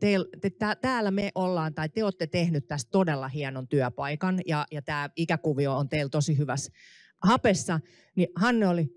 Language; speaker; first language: Finnish; native; Finnish